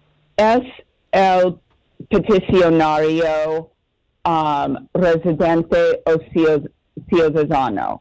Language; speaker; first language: Spanish; non-native, learner; English